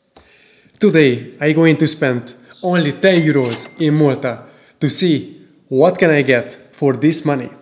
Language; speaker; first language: English; non-native, learner; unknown